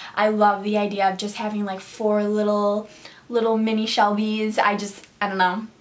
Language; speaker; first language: English; native; English